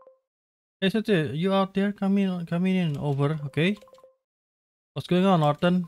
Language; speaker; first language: English; non-native, learner; Indonesian